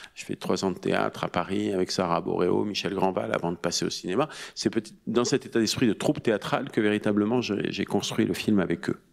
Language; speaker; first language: French; native; French